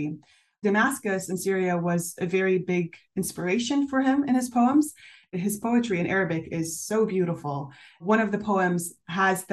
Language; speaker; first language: English; native; English